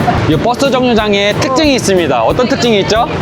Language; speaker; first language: Korean; native; Korean